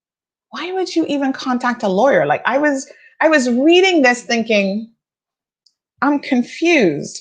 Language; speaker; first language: English; native; English